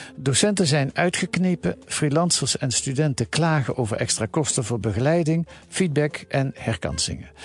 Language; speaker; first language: Dutch; native; Dutch